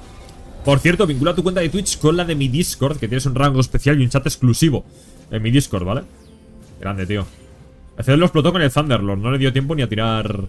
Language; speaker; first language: Spanish; native; Spanish